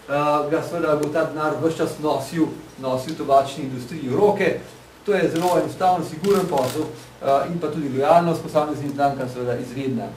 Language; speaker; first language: Slovenian; native; Slovenian